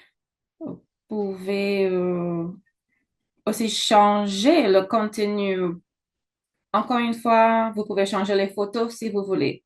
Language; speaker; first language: French; non-native, fluent; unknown